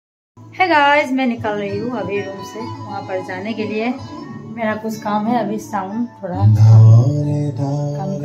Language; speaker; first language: Hindi; non-native, local second language; Assamese